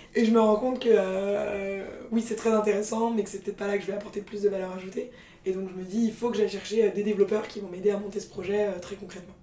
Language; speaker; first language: French; native; French